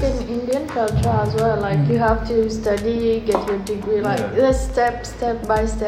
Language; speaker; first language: English; non-native, fluent; Morisyen